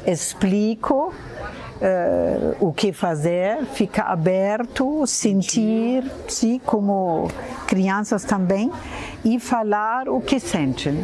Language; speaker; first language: Portuguese; non-native, fluent; German